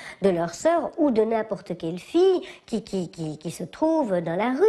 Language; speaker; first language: French; native; French